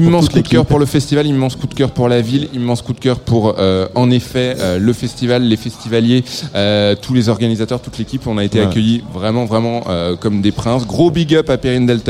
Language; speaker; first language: French; native; French